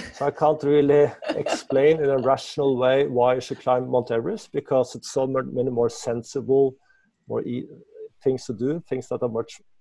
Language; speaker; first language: English; non-native, fluent; Norwegian